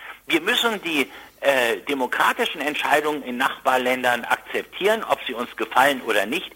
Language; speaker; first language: German; native; German